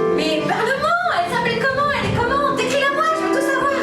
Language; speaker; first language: French; native; French